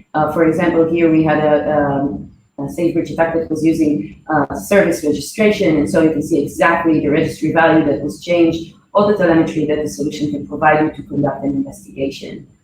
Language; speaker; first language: English; non-native, fluent; Hebrew